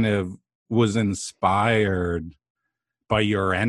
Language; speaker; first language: English; native; English